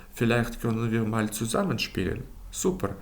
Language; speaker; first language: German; non-native, fluent; Ukrainian